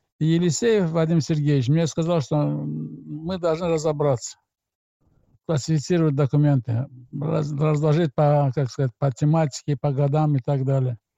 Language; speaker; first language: Russian; non-native, local second language; Azerbaijani